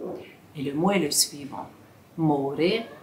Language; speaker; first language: French; non-native, local second language; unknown